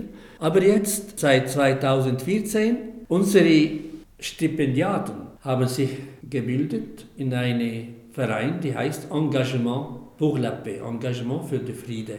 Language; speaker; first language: German; non-native, fluent; Arabic